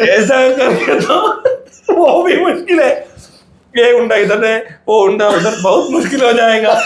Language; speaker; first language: Hindi; non-native, local second language; Malayalam